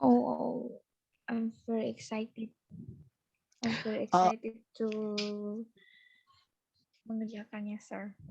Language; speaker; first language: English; non-native, local second language; Indonesian